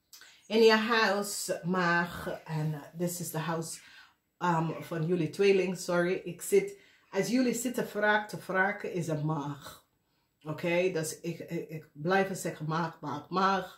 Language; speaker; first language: Dutch; non-native, learner; English